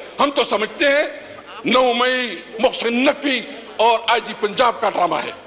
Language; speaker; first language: Urdu; non-native, local second language; Pashto